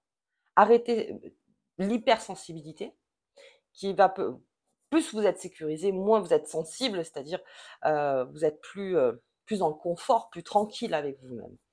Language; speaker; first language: French; native; French